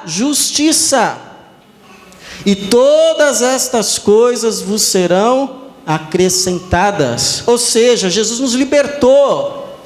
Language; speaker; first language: Portuguese; native; Portuguese